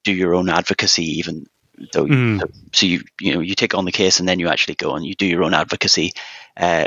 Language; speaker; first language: English; native; English